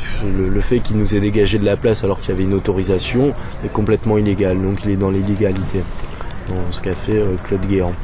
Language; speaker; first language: French; native; French